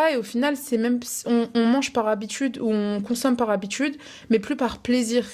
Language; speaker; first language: French; native; French